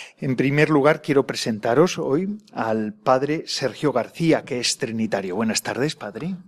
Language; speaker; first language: Spanish; native; Spanish